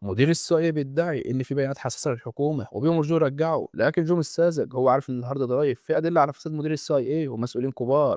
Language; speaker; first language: Arabic; native; Arabic